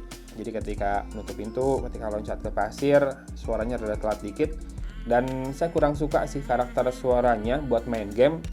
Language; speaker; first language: Indonesian; native; Indonesian